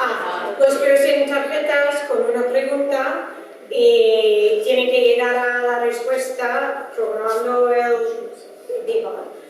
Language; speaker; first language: Spanish; non-native, fluent; Dutch